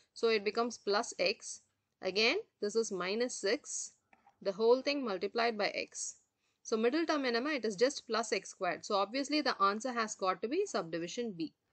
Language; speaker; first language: English; non-native, local second language; Tamil